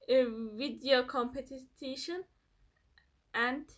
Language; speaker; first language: English; non-native, learner; Turkish